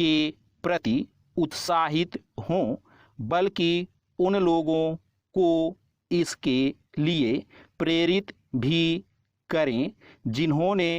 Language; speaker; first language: Hindi; native; Hindi